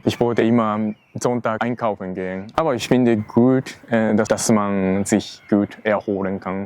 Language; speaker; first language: German; non-native, learner; Japanese